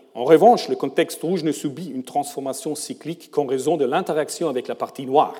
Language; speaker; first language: French; non-native, fluent; German